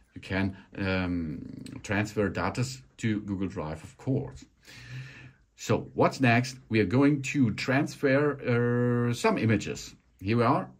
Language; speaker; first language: English; non-native, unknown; German